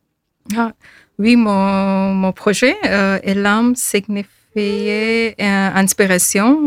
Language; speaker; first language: French; non-native, fluent; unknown